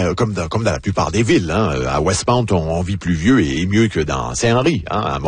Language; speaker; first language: French; native; French